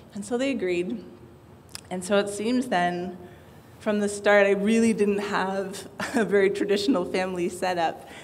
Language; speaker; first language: English; native; English